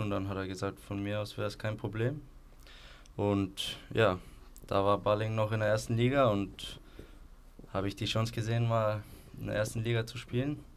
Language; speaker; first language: German; non-native, fluent; Icelandic